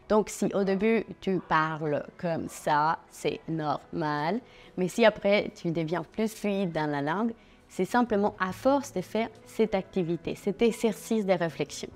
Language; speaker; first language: French; non-native, fluent; Spanish